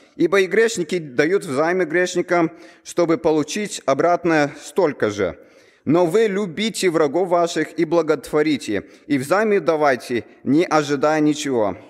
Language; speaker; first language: Russian; early bilingual, heritage; Russian